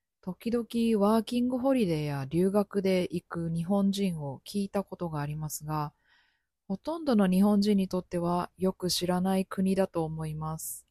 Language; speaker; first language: Japanese; native; Japanese